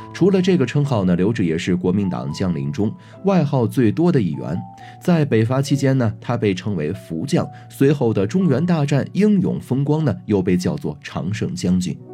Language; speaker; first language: Chinese; native; Chinese